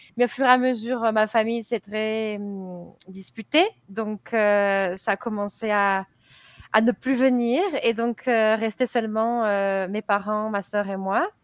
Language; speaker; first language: French; native; French